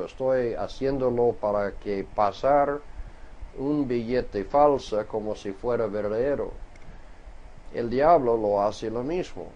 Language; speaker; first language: Spanish; non-native, fluent; English